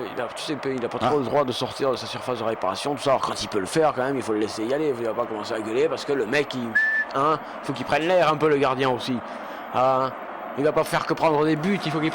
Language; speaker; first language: French; native; French